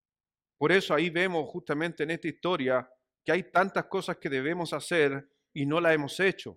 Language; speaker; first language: Spanish; native; Spanish